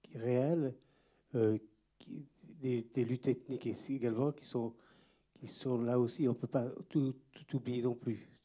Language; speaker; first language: French; native; French